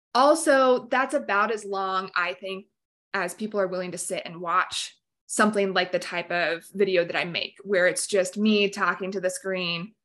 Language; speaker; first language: English; native; English